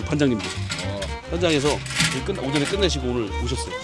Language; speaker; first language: Korean; native; Korean